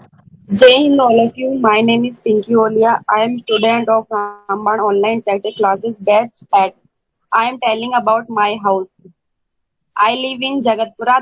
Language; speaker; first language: English; non-native, learner; Hindi